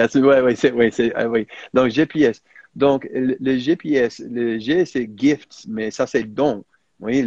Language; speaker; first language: French; non-native, fluent; English